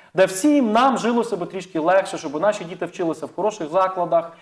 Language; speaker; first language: Ukrainian; native; Ukrainian